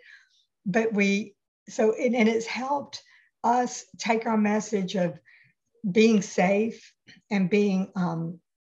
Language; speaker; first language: English; native; English